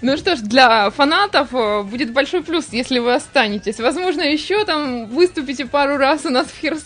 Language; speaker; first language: Russian; native; Russian